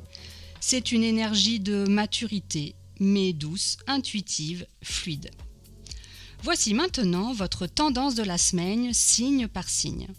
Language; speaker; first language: French; native; French